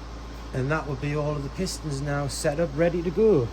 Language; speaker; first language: English; native; English